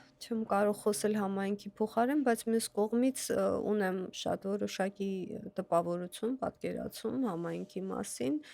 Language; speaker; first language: Armenian; native; Armenian